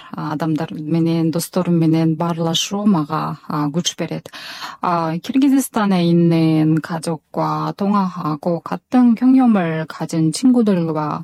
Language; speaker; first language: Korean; non-native, fluent; Kyrgyz